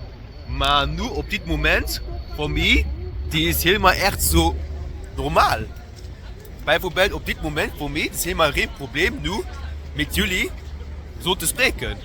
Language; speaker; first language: Dutch; non-native, learner; Luxembourgish